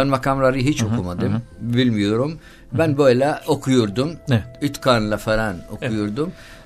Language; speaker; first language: Turkish; non-native, learner; Arabic